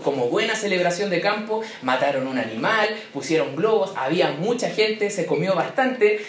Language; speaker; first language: Spanish; native; Spanish